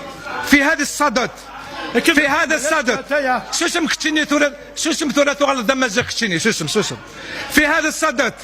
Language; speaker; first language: Arabic; non-native, local second language; Kabyle